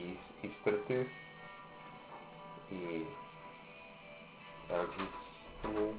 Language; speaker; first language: Icelandic; non-native, learner; English